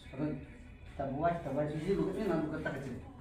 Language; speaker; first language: Russian; non-native, learner; Chinese